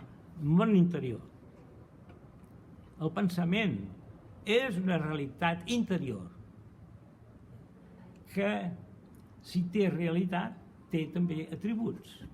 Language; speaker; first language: Catalan; non-native, fluent; Portuguese